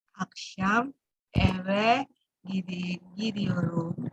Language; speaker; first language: Turkish; non-native, learner; Indonesian